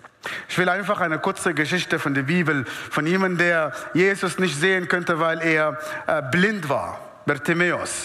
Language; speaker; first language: German; non-native, fluent; Arabic